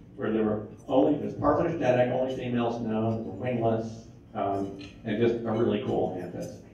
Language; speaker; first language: English; native; English